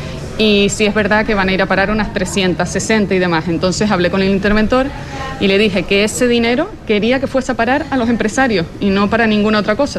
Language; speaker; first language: Spanish; native; Spanish